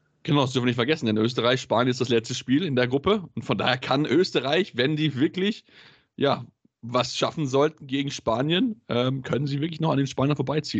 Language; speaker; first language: German; native; German